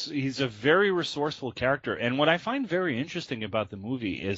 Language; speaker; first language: English; native; English